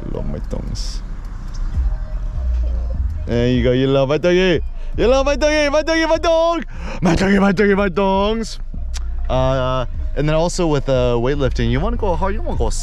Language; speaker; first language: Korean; early bilingual, heritage; English